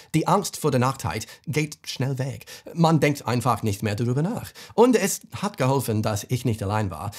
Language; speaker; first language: German; non-native, fluent; English